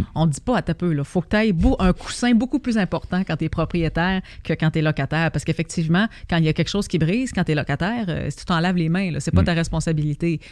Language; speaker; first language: French; native; French